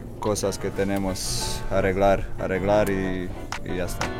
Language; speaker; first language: Spanish; non-native, fluent; Croatian